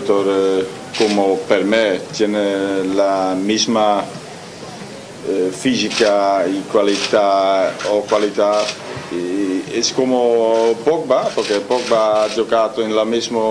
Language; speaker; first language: Italian; non-native, learner; Dutch